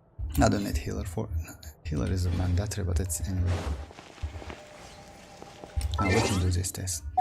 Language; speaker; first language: English; non-native, fluent; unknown